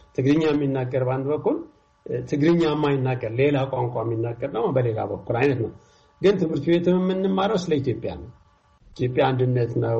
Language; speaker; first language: Amharic; non-native, local second language; Tigrinya